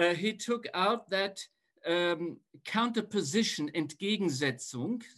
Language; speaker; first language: English; non-native, fluent; German